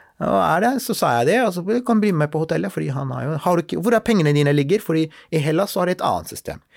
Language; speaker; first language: Norwegian; non-native, fluent; Arabic